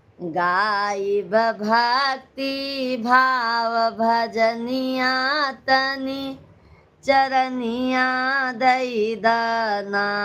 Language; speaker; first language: Hindi; native; Hindi